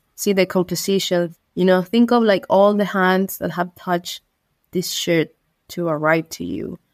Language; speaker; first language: English; non-native, fluent; Spanish